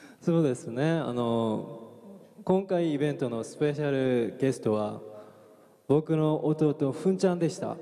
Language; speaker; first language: Japanese; non-native, fluent; Korean